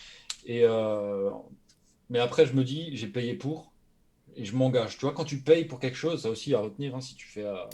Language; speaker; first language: French; native; French